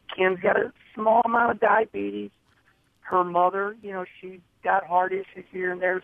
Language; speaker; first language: English; native; English